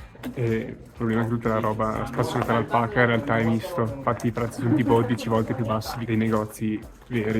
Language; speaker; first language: Italian; native; Italian